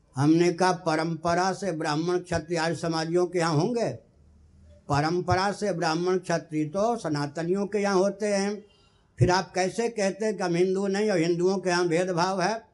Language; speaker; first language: Hindi; non-native, local second language; Maithili